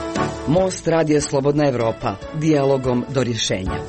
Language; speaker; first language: Serbian; native; Serbian